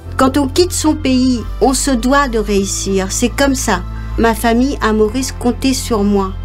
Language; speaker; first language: French; non-native, local second language; Morisyen